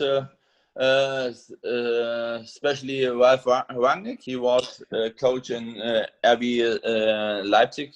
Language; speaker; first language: English; non-native, learner; German